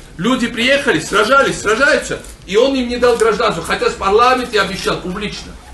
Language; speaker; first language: Russian; non-native, local second language; Georgian